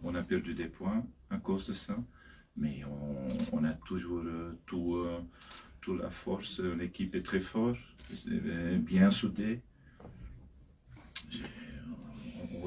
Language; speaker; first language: French; non-native, fluent; Dutch